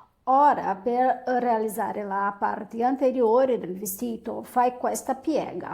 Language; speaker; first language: Italian; non-native, fluent; Portuguese